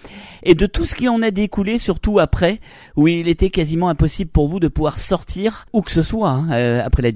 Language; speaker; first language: French; native; French